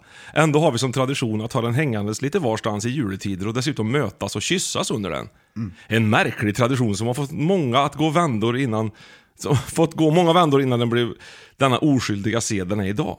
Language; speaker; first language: Swedish; native; Swedish